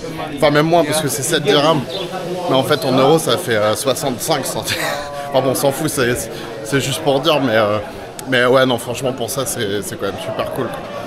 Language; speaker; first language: French; native; French